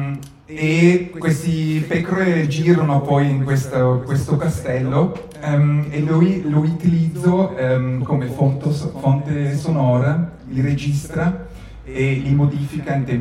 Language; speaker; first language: Italian; native; Italian